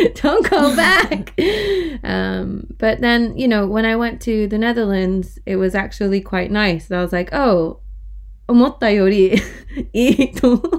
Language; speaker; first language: English; native; English